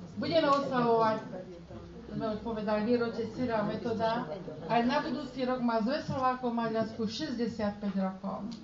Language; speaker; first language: Slovak; early bilingual, heritage; Slovak